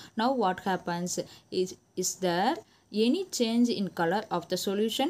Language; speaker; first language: English; non-native, local second language; Tamil